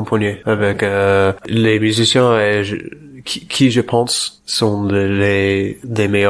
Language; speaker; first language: French; non-native, learner; English